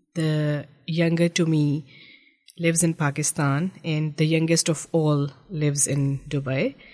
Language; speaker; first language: English; non-native, local second language; Urdu